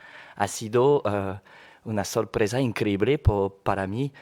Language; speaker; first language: Spanish; non-native, fluent; French